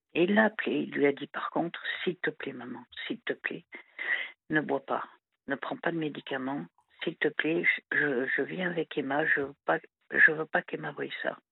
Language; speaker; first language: French; native; French